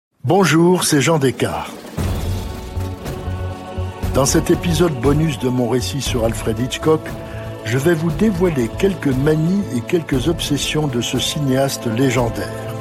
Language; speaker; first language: French; native; French